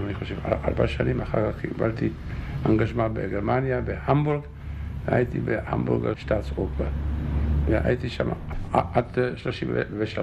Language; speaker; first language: Hebrew; non-native, fluent; Czech